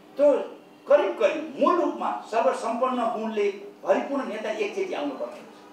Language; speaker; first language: Nepali; native; Nepali